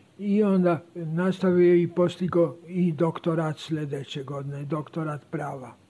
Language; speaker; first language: Serbian; native; Serbian